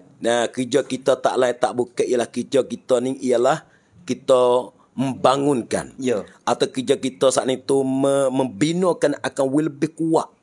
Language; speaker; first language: Malay; native; Malay